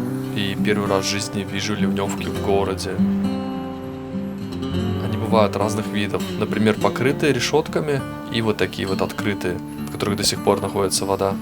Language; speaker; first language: Russian; native; Russian